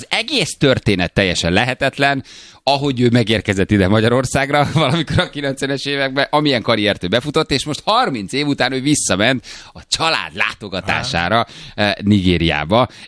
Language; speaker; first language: Hungarian; native; Hungarian